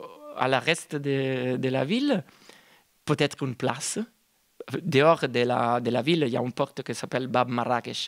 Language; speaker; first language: French; non-native, learner; Italian